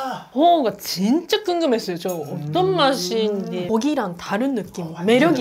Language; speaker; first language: Korean; non-native, fluent; Japanese